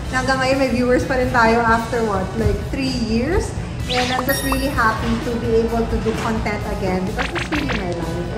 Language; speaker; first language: English; non-native, local second language; Filipino